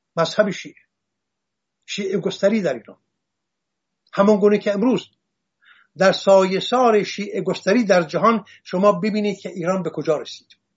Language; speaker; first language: Persian; non-native, local second language; Assyrian Neo-Aramaic